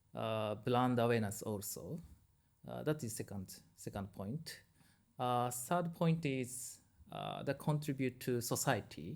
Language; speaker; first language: English; non-native, learner; Japanese